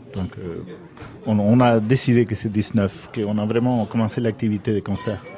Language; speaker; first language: French; non-native, fluent; Spanish